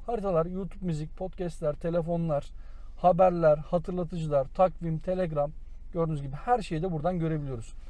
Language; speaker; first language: Turkish; native; Turkish